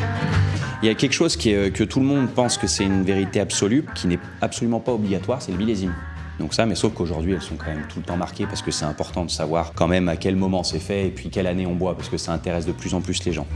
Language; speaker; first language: French; native; French